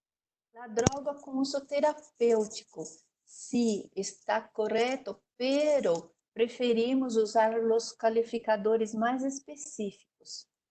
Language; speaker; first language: Spanish; non-native, learner; Portuguese